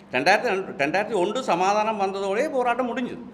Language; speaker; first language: Tamil; native; Tamil